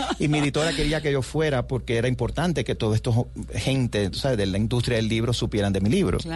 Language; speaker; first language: Spanish; native; Spanish